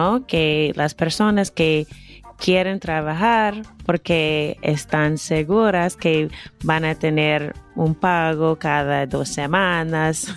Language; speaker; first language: Spanish; non-native, fluent; English